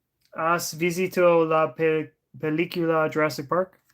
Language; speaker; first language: Spanish; non-native, learner; English